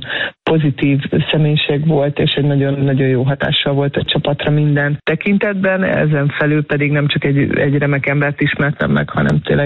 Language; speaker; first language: Hungarian; native; Hungarian